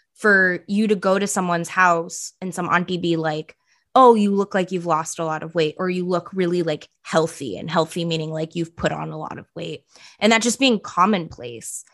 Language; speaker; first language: English; early bilingual, other home language; Punjabi